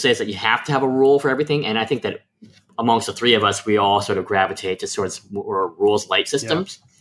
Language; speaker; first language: English; native; English